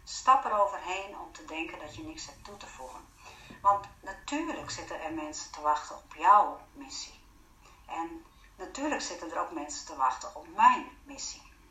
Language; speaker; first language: Dutch; non-native, fluent; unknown